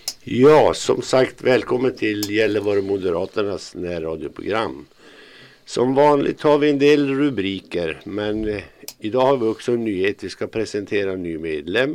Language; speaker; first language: Swedish; native; Swedish